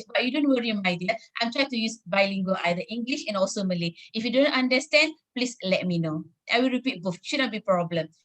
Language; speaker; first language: English; non-native, local second language; Malay